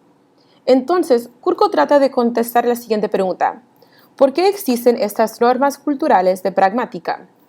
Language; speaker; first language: Spanish; early bilingual, heritage; Spanish